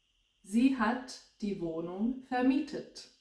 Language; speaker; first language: German; non-native, fluent; English